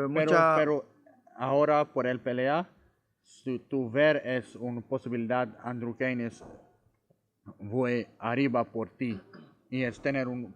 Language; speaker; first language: Spanish; non-native, learner; English